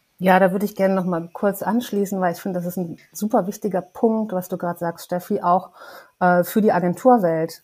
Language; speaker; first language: German; native; German